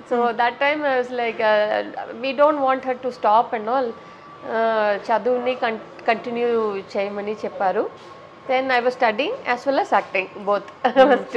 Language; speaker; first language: Telugu; non-native, local second language; Tamil